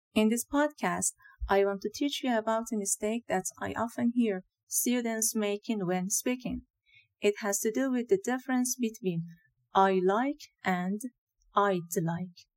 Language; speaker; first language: English; non-native, fluent; Persian